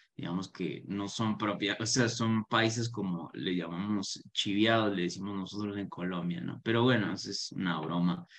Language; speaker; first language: Spanish; native; Spanish